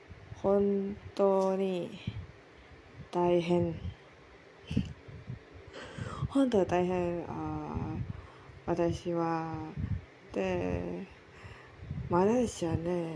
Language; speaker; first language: Japanese; non-native, learner; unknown